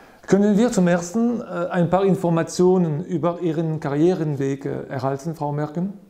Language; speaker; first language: German; non-native, fluent; French